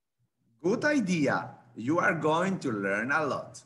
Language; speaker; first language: English; non-native, fluent; Spanish